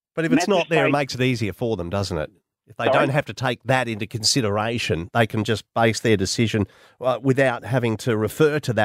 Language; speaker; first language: English; native; English